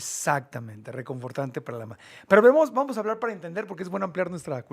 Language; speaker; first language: Spanish; native; Spanish